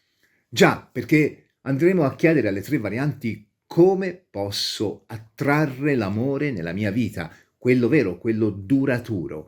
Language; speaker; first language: Italian; native; Italian